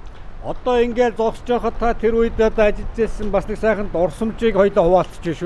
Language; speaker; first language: Mongolian; native; Mongolian